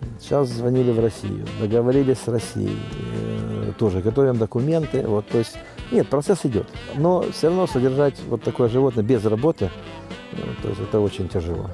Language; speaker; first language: Russian; native; Russian